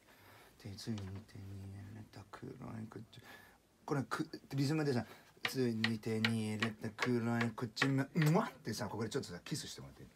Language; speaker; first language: Japanese; native; Japanese